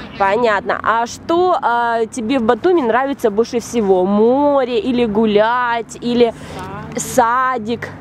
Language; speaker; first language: Russian; native; Russian